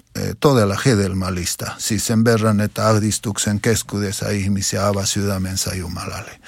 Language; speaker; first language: Finnish; non-native, learner; Spanish